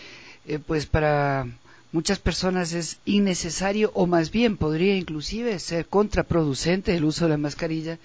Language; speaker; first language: Spanish; native; Spanish